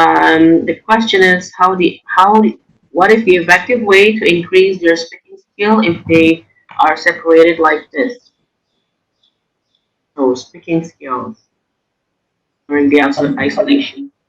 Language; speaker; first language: English; non-native, fluent; Indonesian